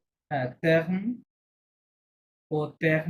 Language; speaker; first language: French; non-native, fluent; Bangla